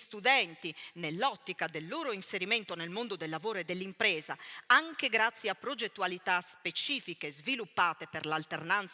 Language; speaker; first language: Italian; native; Italian